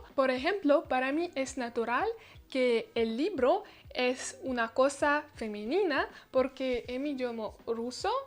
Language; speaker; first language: Spanish; non-native, learner; Russian